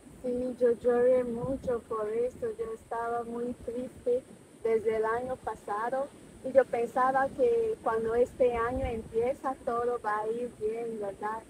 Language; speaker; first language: Spanish; non-native, fluent; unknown